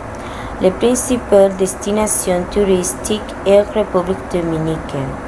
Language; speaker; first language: French; non-native, learner; Spanish